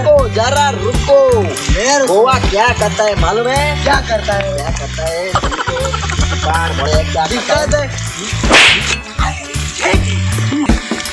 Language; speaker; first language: Hindi; non-native, local second language; Konkani